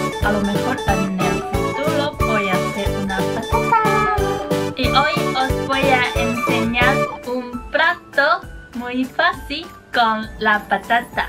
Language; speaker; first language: Spanish; non-native, fluent; Chinese